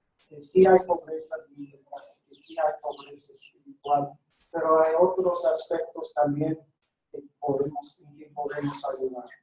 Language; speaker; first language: Spanish; non-native, fluent; English